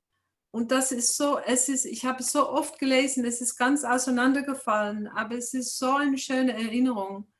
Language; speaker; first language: German; non-native, fluent; English